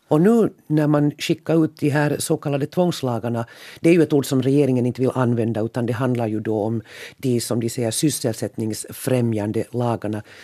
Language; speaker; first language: Swedish; native; Swedish